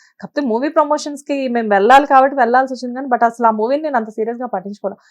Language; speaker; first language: Telugu; native; Telugu